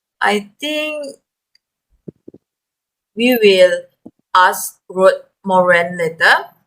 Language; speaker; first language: English; non-native, learner; Malay